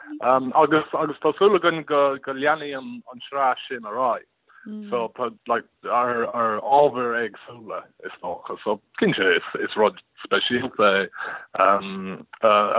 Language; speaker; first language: Irish; non-native, learner; English